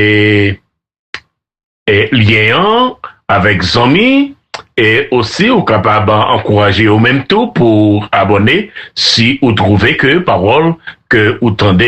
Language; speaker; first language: French; non-native, local second language; Haitian Creole